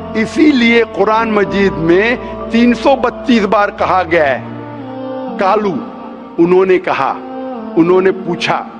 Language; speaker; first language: Hindi; non-native, local second language; Konkani